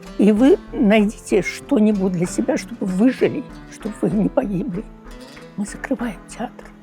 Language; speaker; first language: Russian; non-native, local second language; Uyghur